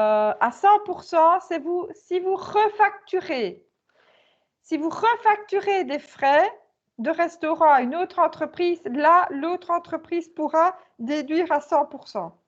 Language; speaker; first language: French; native; French